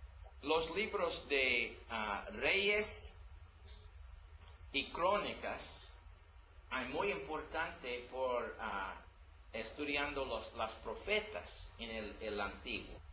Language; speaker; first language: Spanish; non-native, learner; English